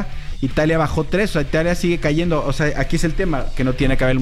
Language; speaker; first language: Spanish; native; Spanish